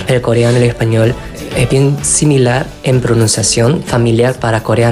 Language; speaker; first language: Spanish; non-native, fluent; Korean